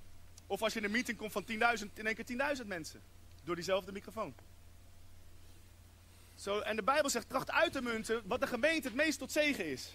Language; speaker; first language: Dutch; native; Dutch